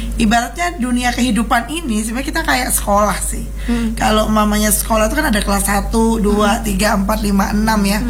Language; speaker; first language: Indonesian; native; Indonesian